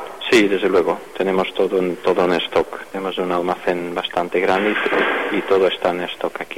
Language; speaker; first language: Spanish; non-native, fluent; Dutch